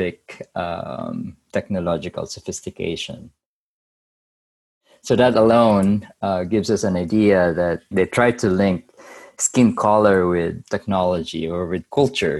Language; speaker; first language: English; non-native, local second language; Bikol